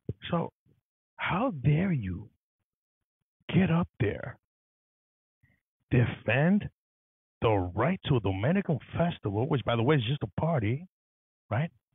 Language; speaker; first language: English; early bilingual, other home language; Spanish